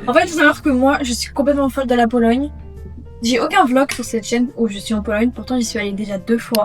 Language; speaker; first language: French; native; French